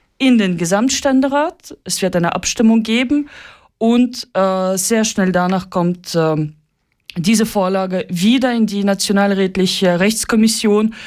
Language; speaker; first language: German; non-native, learner; Russian